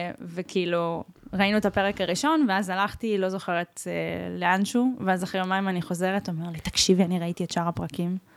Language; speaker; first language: Hebrew; early bilingual, other home language; Russian